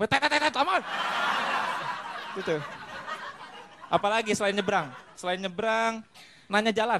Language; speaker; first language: Indonesian; native; Indonesian